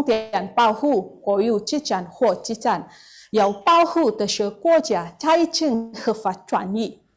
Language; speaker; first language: Chinese; non-native, learner; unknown